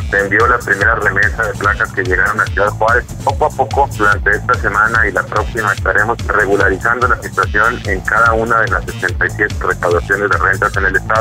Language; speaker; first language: Spanish; native; Spanish